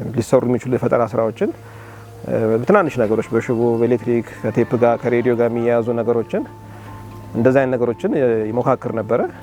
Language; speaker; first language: Amharic; native; Amharic